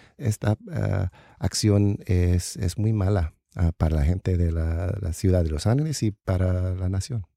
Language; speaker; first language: Spanish; non-native, learner; English